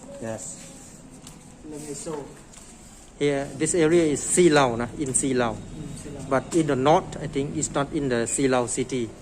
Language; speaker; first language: English; non-native, learner; Thai